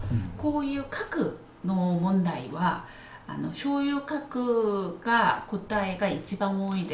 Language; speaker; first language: Japanese; non-native, fluent; Korean